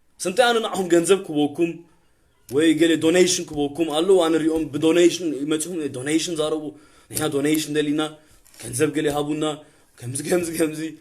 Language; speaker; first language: Tigrinya; early bilingual, heritage; Tigrinya